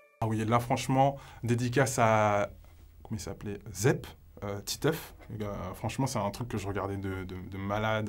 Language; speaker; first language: French; native; French